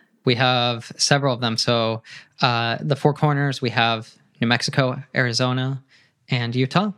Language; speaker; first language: English; native; English